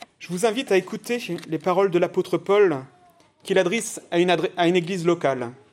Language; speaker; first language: French; native; French